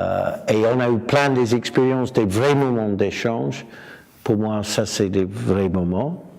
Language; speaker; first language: French; non-native, fluent; English